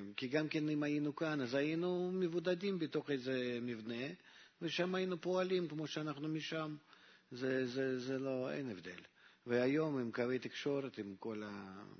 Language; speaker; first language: Hebrew; non-native, fluent; Russian